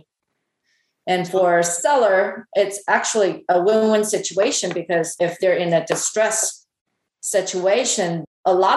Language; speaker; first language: English; non-native, fluent; Chinese